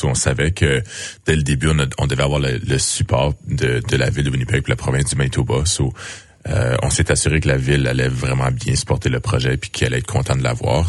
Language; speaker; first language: French; native; French